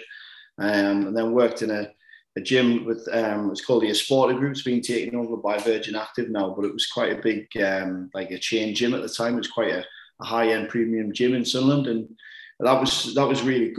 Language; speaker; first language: English; native; English